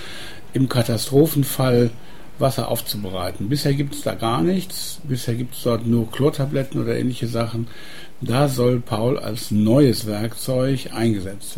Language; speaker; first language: German; native; German